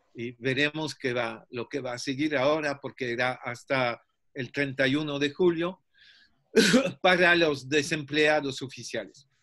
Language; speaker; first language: Spanish; non-native, fluent; French